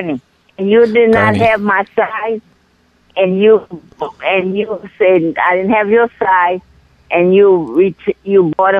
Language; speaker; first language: English; non-native, fluent; Haitian Creole